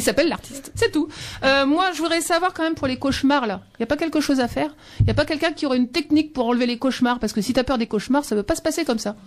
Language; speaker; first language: French; native; French